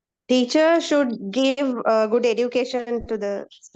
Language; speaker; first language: English; non-native, learner; Tamil